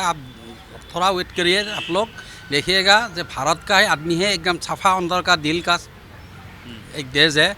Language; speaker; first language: Hindi; non-native, local second language; Assamese